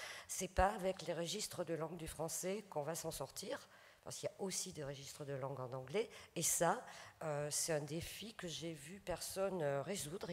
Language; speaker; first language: French; native; French